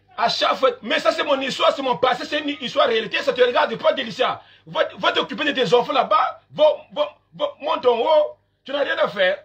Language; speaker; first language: French; non-native, local second language; Lingala